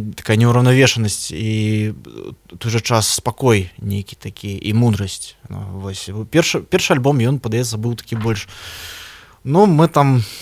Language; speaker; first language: Belarusian; non-native, local second language; Russian